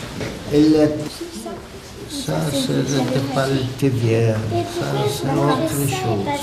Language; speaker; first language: French; non-native, learner; Polish